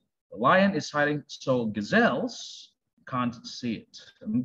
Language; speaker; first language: English; non-native, local second language; Cantonese